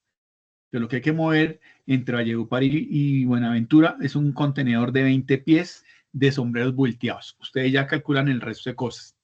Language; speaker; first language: Spanish; native; Spanish